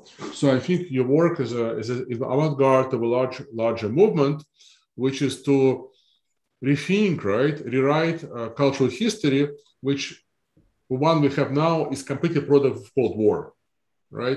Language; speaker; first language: English; non-native, fluent; Russian